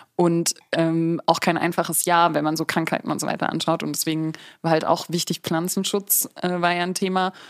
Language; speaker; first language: German; native; German